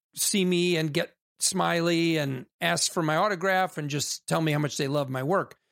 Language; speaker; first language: English; native; English